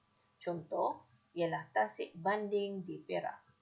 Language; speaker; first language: Malay; native; Malay